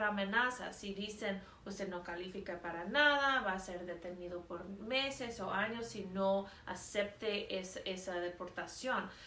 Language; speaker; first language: Spanish; non-native, fluent; English